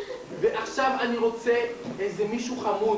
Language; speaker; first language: Hebrew; native; Hebrew